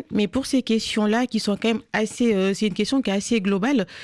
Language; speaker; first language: French; non-native, local second language; Wolof